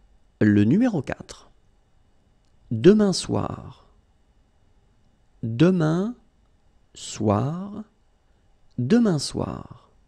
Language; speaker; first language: French; native; French